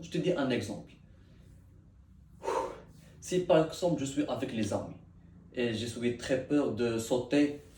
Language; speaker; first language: French; non-native, learner; Arabic